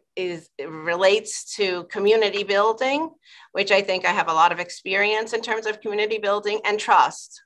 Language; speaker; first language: English; native; English